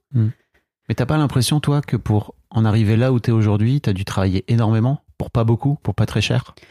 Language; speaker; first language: French; native; French